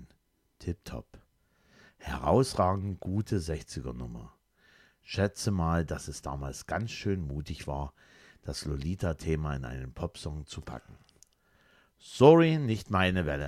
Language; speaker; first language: German; native; German